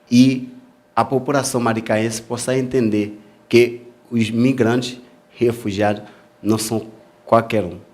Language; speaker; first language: Portuguese; non-native, fluent; Haitian Creole